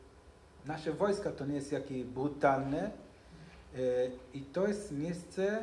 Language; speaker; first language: Polish; non-native, learner; Hebrew